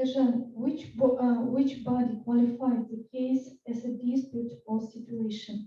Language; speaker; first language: English; non-native, fluent; Russian